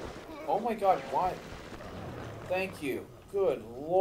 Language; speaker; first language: English; native; English